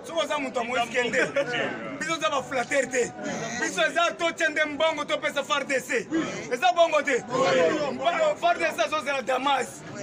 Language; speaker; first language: Lingala; non-native, local second language; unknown